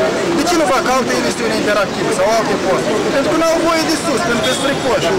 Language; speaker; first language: Romanian; native; Romanian